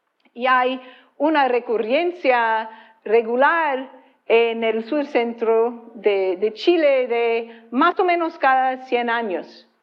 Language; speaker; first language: Spanish; non-native, fluent; English